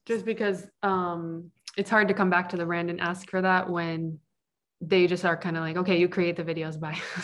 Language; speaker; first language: English; native; English